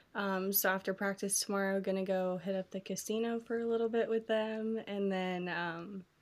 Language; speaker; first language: English; native; English